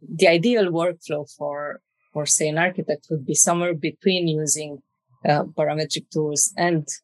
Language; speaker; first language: English; non-native, fluent; Romanian